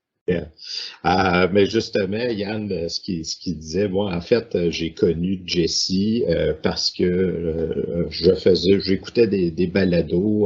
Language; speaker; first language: French; native; French